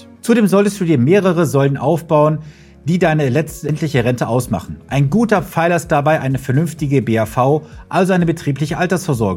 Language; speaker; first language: German; native; German